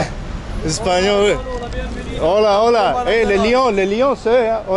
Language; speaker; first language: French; non-native, learner; Spanish